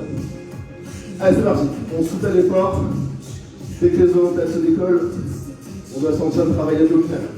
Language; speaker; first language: French; native; French